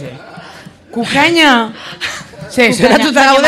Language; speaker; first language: Basque; non-native, local second language; Spanish